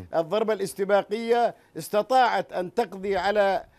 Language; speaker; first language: Arabic; native; Arabic